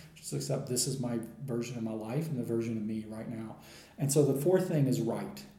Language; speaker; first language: English; native; English